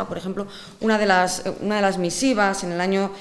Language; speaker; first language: Spanish; native; Spanish